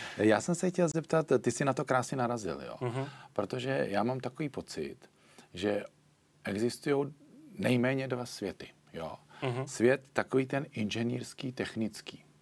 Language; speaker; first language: Czech; native; Czech